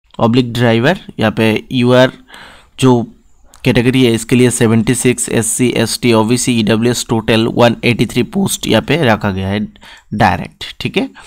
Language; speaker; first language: Hindi; non-native, local second language; Bangla